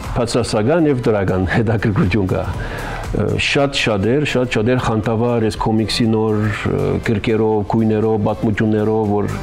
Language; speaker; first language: Armenian; native; Armenian